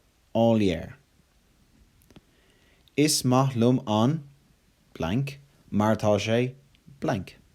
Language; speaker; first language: Irish; non-native, local second language; English